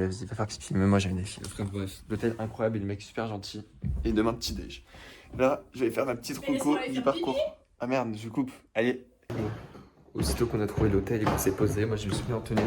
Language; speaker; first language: French; native; French